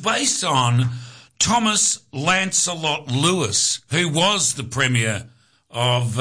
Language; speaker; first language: English; native; English